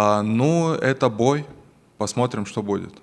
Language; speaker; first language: Russian; non-native, local second language; Romanian